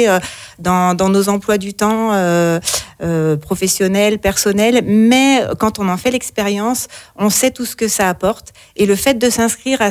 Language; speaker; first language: French; native; French